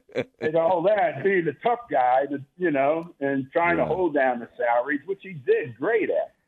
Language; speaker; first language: English; native; English